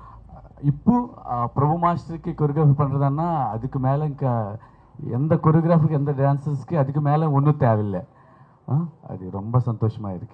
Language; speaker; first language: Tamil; non-native, learner; Telugu